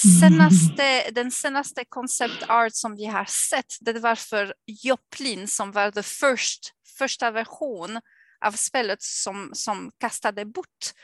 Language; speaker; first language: Swedish; non-native, fluent; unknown